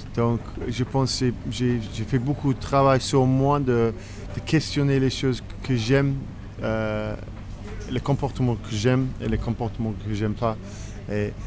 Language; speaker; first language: French; non-native, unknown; English